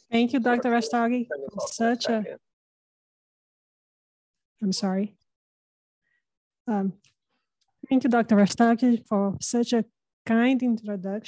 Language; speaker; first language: English; non-native, fluent; Portuguese